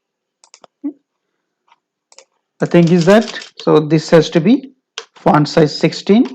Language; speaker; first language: English; non-native, local second language; Kannada